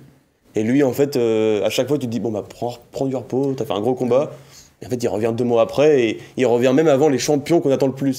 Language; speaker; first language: French; native; French